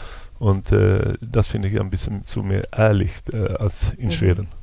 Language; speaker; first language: German; non-native, fluent; Swedish